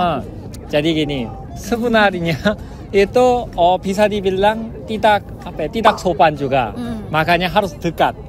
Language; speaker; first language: Indonesian; non-native, fluent; Korean